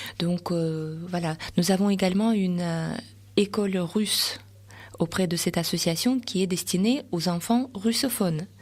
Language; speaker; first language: French; non-native, fluent; Russian